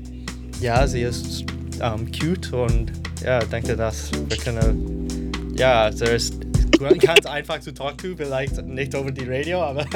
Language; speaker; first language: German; non-native, learner; English